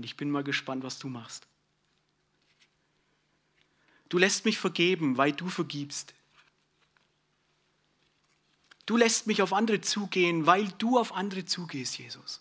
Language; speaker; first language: German; native; German